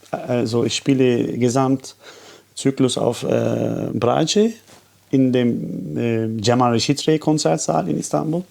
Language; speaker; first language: German; non-native, fluent; Turkish